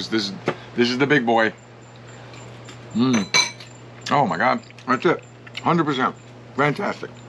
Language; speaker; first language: English; native; English